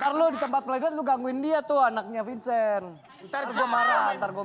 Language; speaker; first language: Indonesian; native; Indonesian